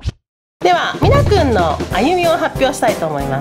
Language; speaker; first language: Japanese; native; Japanese